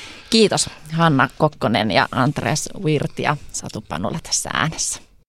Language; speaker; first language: Finnish; native; Finnish